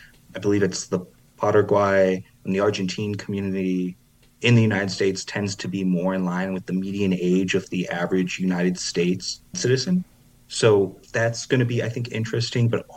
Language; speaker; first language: English; native; English